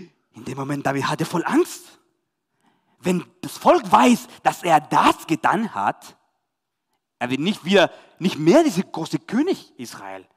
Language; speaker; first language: German; non-native, learner; Spanish